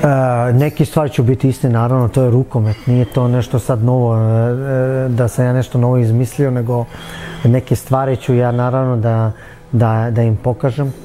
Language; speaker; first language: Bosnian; early bilingual, heritage; Bosnian